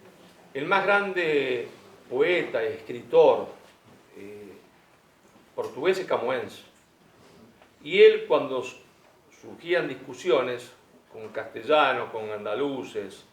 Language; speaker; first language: Spanish; native; Spanish